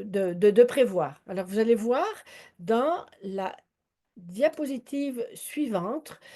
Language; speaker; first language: French; native; French